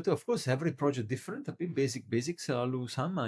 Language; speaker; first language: Indonesian; non-native, learner; Italian